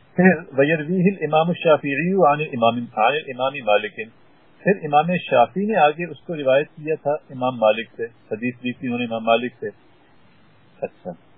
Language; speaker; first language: Urdu; native; Urdu